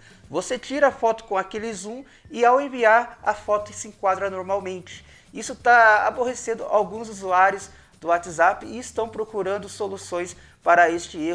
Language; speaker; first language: Portuguese; native; Portuguese